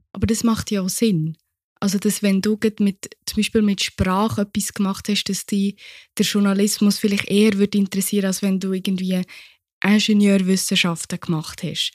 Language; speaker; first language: German; native; German